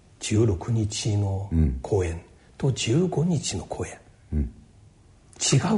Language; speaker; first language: Japanese; non-native, fluent; Chinese